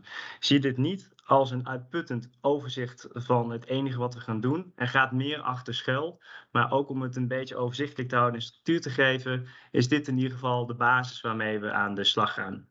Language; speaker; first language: Dutch; native; Dutch